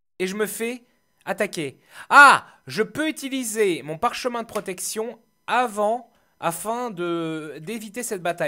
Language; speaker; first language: French; native; French